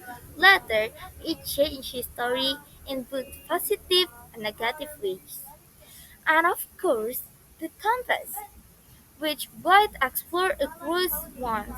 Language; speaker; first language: English; non-native, learner; Indonesian